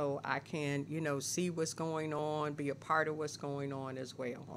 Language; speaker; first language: English; native; English